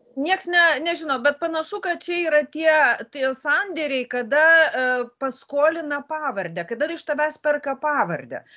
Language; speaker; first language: Lithuanian; native; Lithuanian